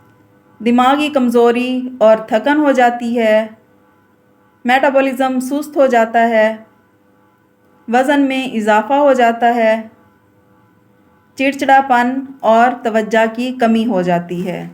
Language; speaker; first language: Urdu; native; Urdu